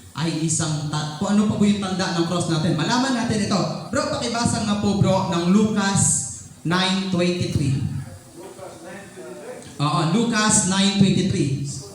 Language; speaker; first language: Filipino; non-native, local second language; Cebuano